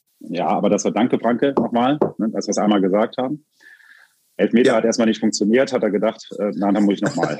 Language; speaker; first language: German; native; German